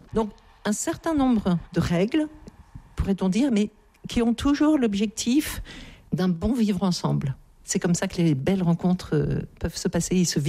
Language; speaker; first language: French; native; French